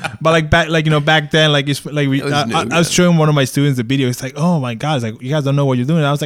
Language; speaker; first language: English; native; English